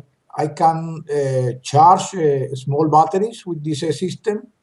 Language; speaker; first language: English; non-native, learner; Spanish